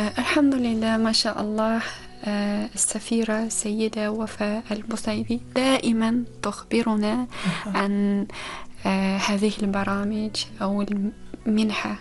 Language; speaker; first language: Arabic; non-native, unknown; Uzbek